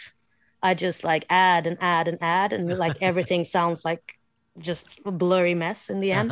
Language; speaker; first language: English; non-native, fluent; Swedish